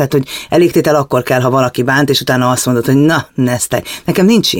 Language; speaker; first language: Hungarian; native; Hungarian